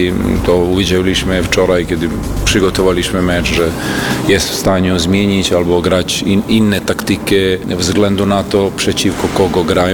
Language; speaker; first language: Polish; non-native, fluent; Serbian